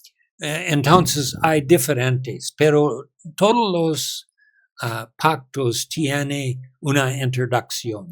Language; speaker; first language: Spanish; non-native, learner; English